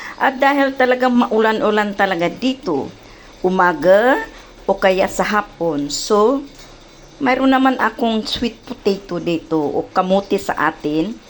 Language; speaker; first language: Filipino; non-native, local second language; Cebuano